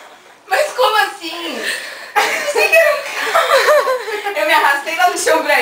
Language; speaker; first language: Portuguese; native; Portuguese